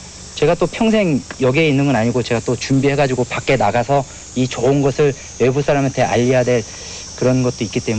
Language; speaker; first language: Korean; native; Korean